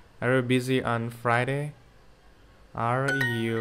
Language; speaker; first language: English; non-native, learner; Bangla